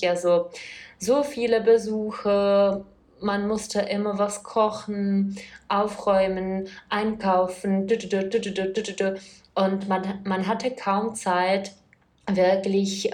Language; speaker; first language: German; non-native, fluent; Czech